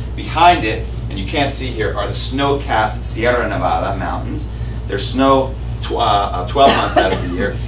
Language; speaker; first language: English; native; English